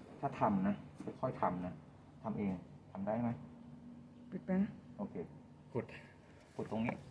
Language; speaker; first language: Thai; native; Thai